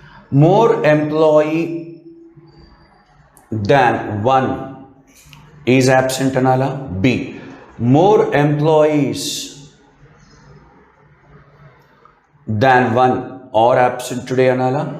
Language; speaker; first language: English; non-native, local second language; Telugu